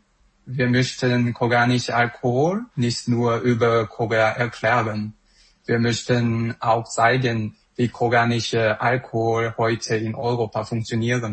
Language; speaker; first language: German; non-native, fluent; Korean